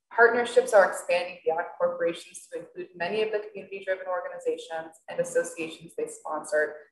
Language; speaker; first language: English; native; English